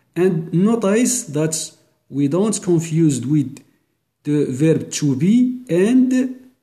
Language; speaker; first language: English; non-native, learner; Arabic